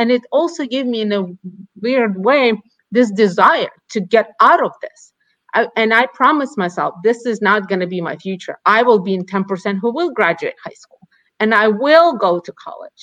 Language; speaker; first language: English; non-native, fluent; Ukrainian